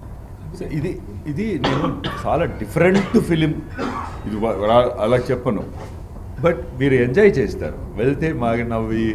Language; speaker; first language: Telugu; non-native, fluent; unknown